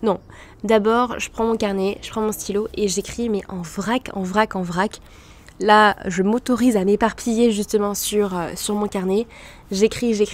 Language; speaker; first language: French; native; French